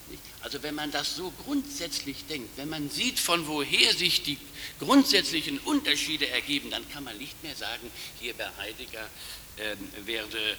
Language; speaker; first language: German; native; German